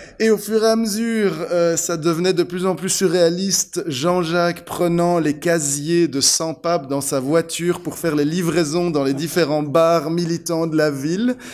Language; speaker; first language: French; native; French